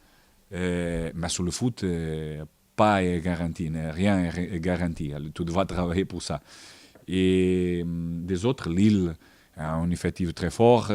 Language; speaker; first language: French; non-native, learner; Portuguese